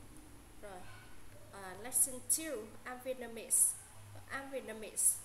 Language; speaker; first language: English; non-native, learner; Vietnamese